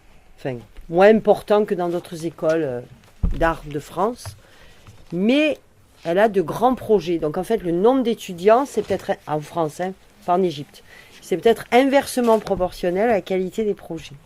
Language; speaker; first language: French; native; French